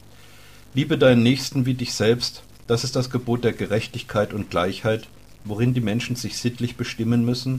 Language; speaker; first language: German; native; German